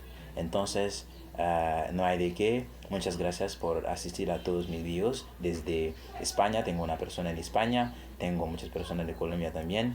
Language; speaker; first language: Spanish; non-native, fluent; Haitian Creole